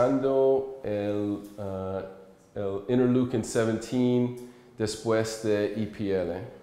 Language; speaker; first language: Spanish; early bilingual, heritage; English